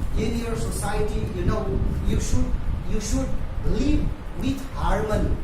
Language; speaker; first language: English; non-native, local second language; Nepali